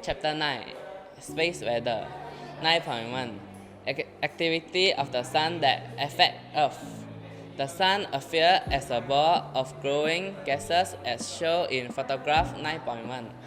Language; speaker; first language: English; non-native, local second language; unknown